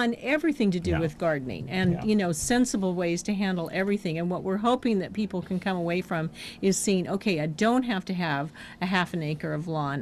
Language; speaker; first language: English; native; English